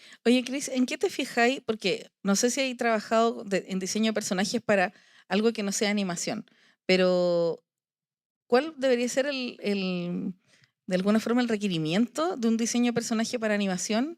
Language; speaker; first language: Spanish; native; Spanish